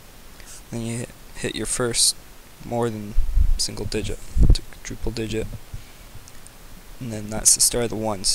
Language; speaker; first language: English; native; English